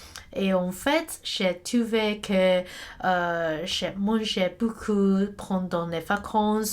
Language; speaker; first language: French; non-native, learner; Cantonese